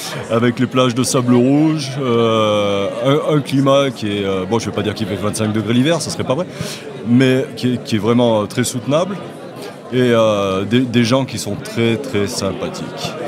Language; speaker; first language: French; native; French